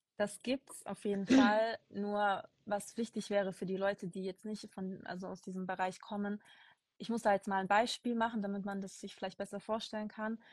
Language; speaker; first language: German; early bilingual, other home language; Kurdish